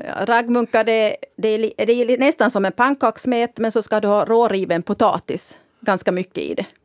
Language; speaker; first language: Swedish; native; Swedish